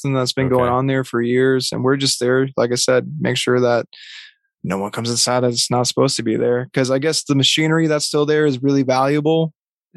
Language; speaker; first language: English; native; English